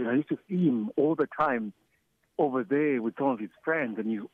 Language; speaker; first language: English; non-native, local second language; Xhosa